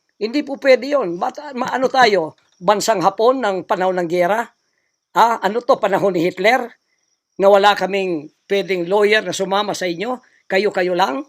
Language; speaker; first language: Filipino; non-native, local second language; Cebuano